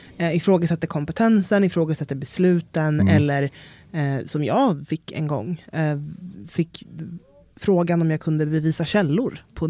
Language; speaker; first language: Swedish; native; Swedish